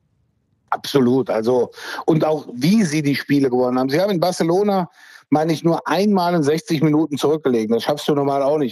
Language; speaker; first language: German; native; German